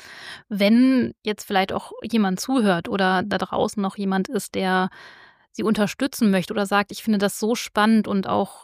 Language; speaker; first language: German; native; German